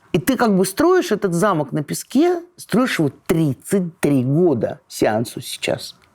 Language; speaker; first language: Russian; native; Russian